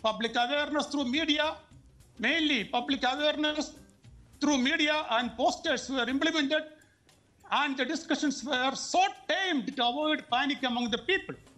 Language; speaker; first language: English; non-native, local second language; Malayalam